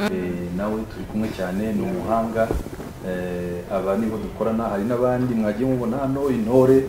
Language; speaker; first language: Kinyarwanda; early bilingual, heritage; Kinyarwanda